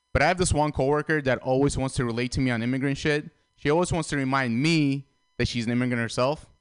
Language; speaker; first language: English; early bilingual, other home language; Russian